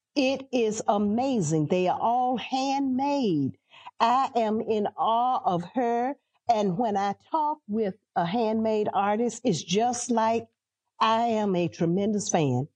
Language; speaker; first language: English; native; English